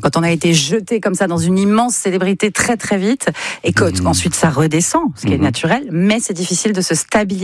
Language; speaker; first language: French; native; French